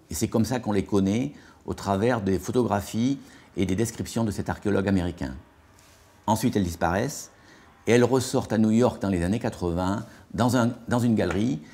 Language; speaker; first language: French; native; French